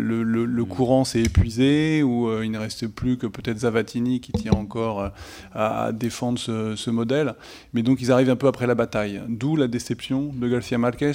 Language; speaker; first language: French; native; French